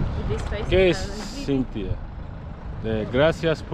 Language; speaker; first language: Spanish; non-native, learner; Turkish